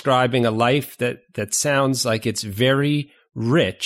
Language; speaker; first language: English; native; English